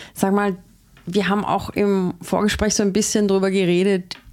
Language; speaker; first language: German; native; German